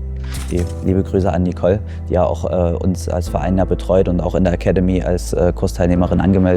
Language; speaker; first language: German; native; German